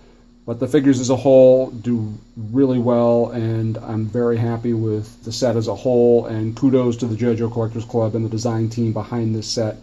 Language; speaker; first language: English; native; English